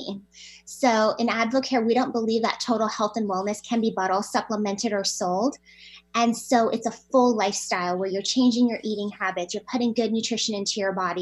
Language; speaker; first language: English; native; English